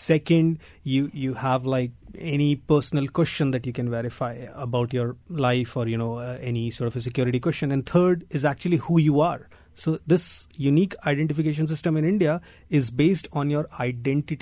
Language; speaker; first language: English; non-native, local second language; Hindi